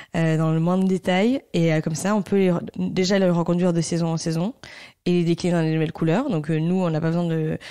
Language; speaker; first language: French; native; French